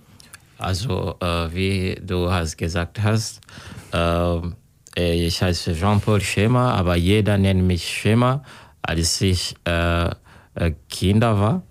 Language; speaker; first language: German; non-native, learner; Kinyarwanda